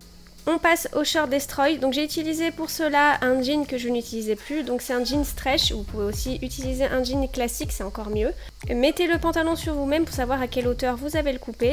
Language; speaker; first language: French; native; French